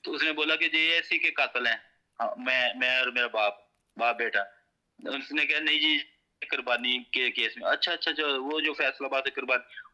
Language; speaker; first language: Urdu; non-native, local second language; Punjabi